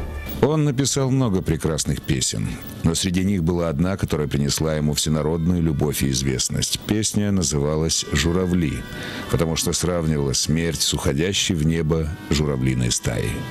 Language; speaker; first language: Russian; native; Russian